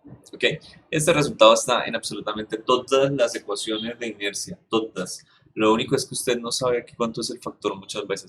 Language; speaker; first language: Spanish; native; Spanish